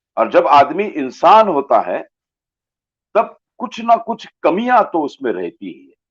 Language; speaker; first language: Hindi; non-native, local second language; Marathi